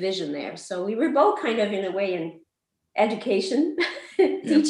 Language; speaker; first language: English; non-native, fluent; French